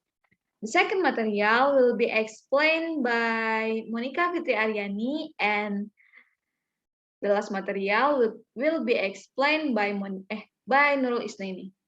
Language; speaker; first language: English; non-native, learner; Indonesian